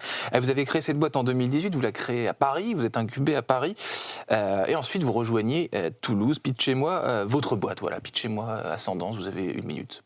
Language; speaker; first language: French; native; French